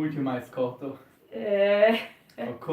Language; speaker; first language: Portuguese; non-native, learner; German